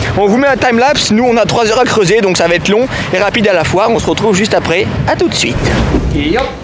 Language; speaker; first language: French; native; French